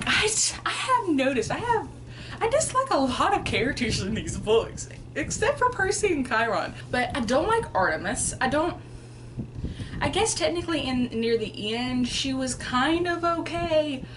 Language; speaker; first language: English; native; English